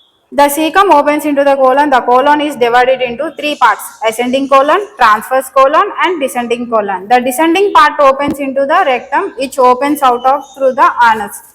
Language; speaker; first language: English; non-native, local second language; Telugu